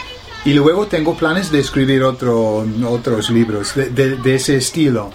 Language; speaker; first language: Spanish; non-native, fluent; English